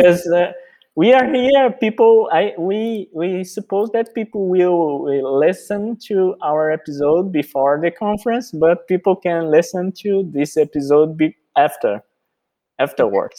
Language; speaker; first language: English; non-native, fluent; Portuguese